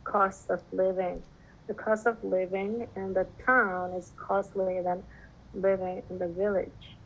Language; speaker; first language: English; non-native, fluent; Indonesian